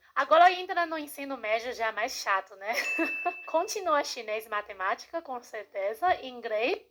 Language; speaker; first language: Portuguese; non-native, fluent; Chinese